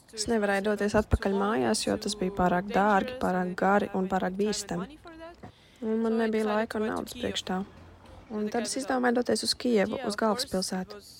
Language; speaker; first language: Latvian; non-native, fluent; Russian